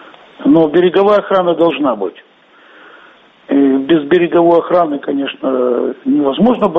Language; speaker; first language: Russian; native; Russian